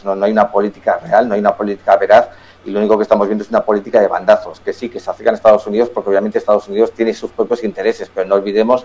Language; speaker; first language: Spanish; native; Spanish